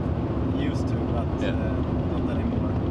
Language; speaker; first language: English; non-native, fluent; Swedish